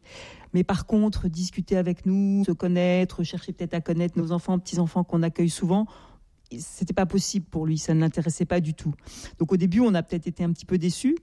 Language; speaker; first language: French; native; French